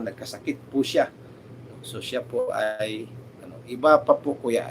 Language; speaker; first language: Filipino; native; Filipino